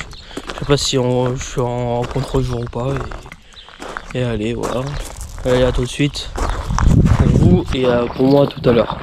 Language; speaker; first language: French; native; French